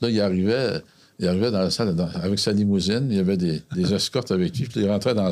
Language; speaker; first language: French; native; French